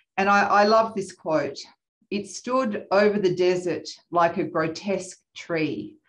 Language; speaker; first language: English; native; English